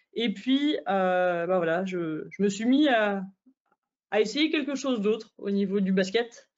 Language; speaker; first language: French; native; French